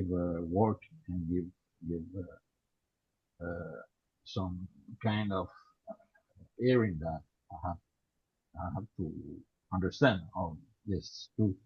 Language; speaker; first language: English; non-native, learner; French